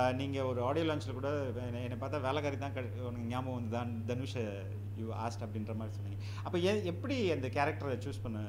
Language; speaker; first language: Tamil; native; Tamil